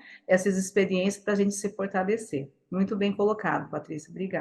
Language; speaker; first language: Portuguese; native; Portuguese